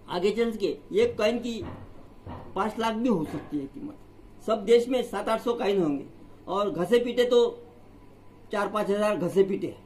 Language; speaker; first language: Hindi; non-native, local second language; Marathi